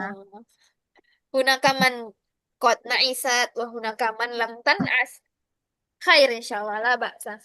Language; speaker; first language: Arabic; non-native, fluent; Indonesian